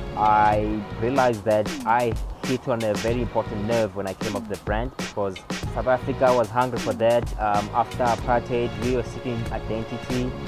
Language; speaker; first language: English; non-native, local second language; Xhosa